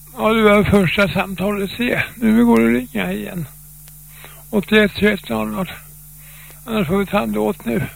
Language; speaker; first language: Swedish; native; Swedish